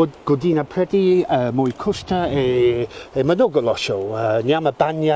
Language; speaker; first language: Bulgarian; non-native, learner; English